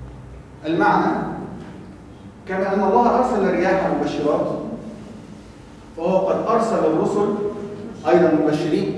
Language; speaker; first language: Arabic; native; Arabic